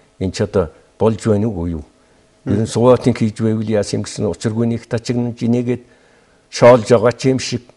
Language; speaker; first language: Mongolian; non-native, local second language; Kazakh